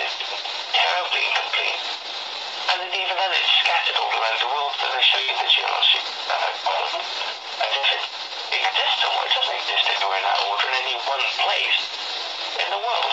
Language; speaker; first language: English; native; English